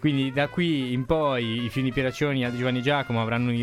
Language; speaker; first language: Italian; native; Italian